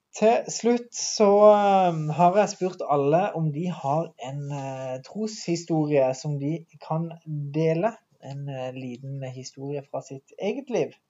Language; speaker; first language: Norwegian; native; Norwegian